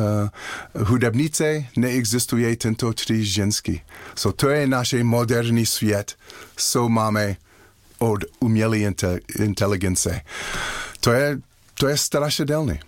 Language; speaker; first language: Czech; non-native, learner; English